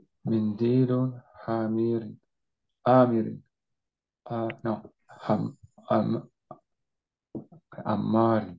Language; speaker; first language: Arabic; non-native, learner; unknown